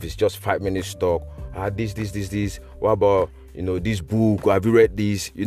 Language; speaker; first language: English; non-native, local second language; Yoruba